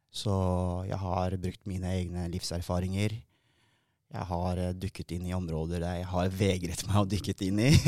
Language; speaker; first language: Norwegian; early bilingual, other home language; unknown